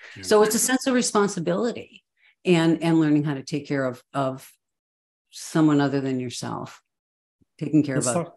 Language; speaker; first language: English; native; English